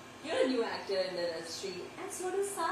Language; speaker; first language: English; non-native, local second language; Hindi